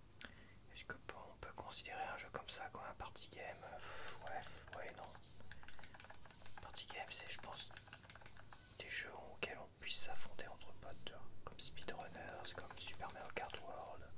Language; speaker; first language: French; native; French